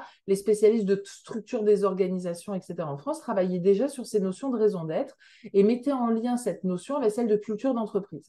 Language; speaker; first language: French; native; French